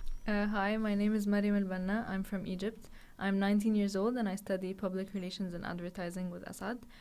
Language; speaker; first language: English; non-native, fluent; Arabic